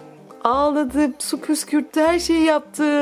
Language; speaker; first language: Turkish; native; Turkish